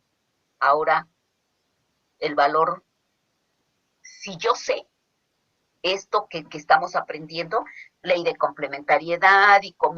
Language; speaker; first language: Spanish; native; Spanish